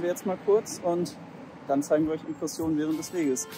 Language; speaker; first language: German; native; German